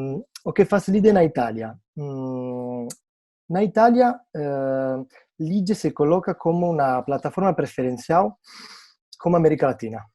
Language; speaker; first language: Portuguese; non-native, fluent; Italian